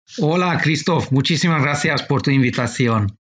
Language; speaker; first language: Spanish; non-native, fluent; Hungarian